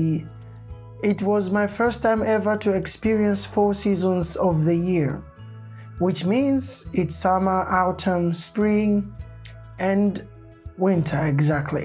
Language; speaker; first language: English; non-native, local second language; Swahili